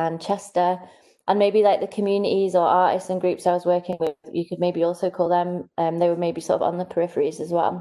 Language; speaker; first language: English; native; English